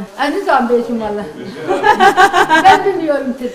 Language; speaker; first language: Turkish; non-native, local second language; Arabic